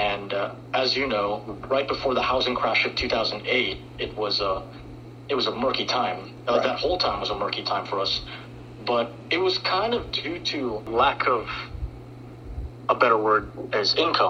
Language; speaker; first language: English; early bilingual, other home language; Filipino